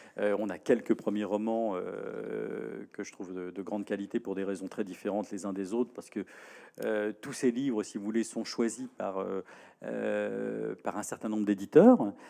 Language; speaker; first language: French; native; French